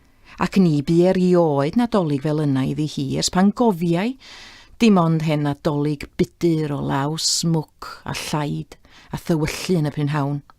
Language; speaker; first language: Welsh; native; Welsh